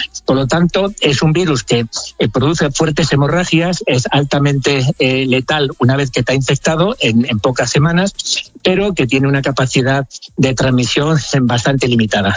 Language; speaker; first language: Spanish; native; Spanish